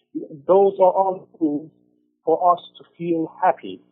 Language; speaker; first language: English; non-native, fluent; Persian